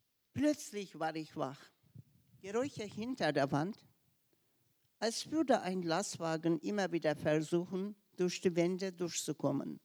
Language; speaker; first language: German; non-native, fluent; Turkish